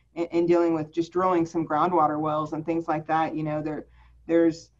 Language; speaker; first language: English; native; English